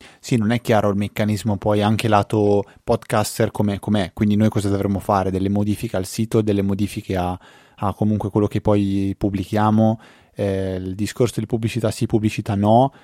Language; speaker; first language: Italian; native; Italian